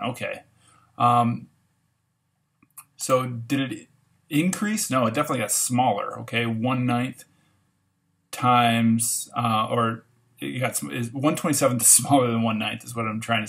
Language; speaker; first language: English; native; English